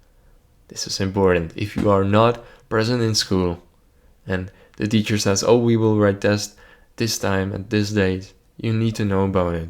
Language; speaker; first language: English; non-native, fluent; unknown